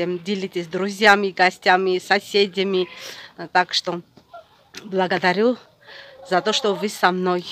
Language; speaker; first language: Russian; non-native, fluent; Armenian